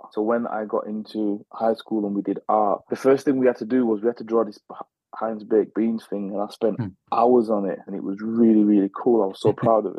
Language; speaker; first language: English; native; English